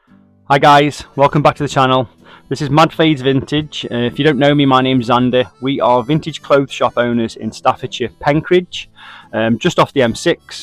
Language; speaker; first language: English; native; English